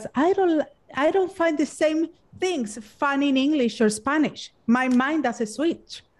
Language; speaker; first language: English; non-native, fluent; Spanish